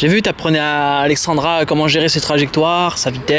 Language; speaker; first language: French; native; French